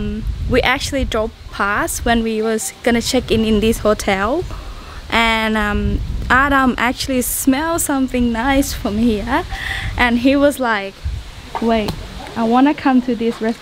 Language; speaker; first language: English; non-native, learner; Thai